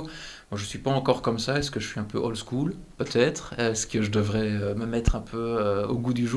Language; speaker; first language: French; native; French